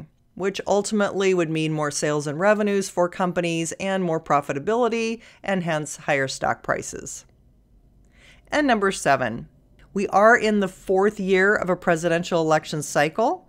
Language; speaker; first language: English; native; English